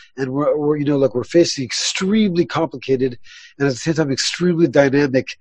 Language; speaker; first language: English; early bilingual, other home language; Spanish